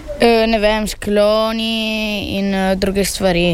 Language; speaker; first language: Slovenian; early bilingual, heritage; Italian